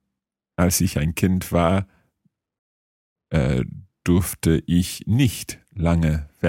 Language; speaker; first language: German; non-native, learner; English